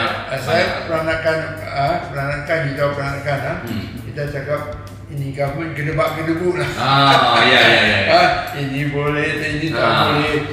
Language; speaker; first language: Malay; non-native, local second language; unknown